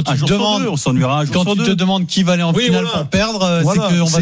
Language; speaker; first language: French; native; French